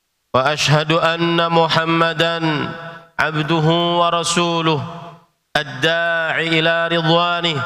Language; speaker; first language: Arabic; non-native, fluent; Indonesian